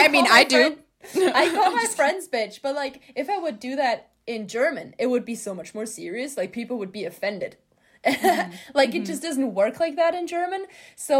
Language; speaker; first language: English; non-native, fluent; German